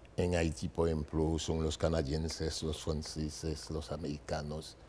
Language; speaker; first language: Spanish; non-native, fluent; Haitian Creole